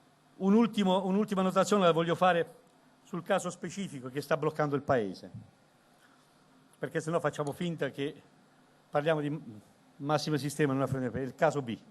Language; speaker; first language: Italian; native; Italian